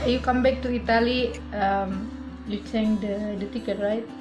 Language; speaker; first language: English; non-native, learner; Indonesian